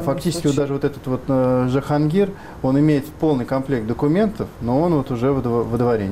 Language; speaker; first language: Russian; native; Russian